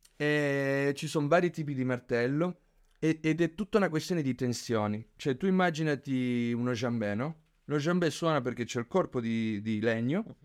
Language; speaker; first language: Italian; early bilingual, other home language; Spanish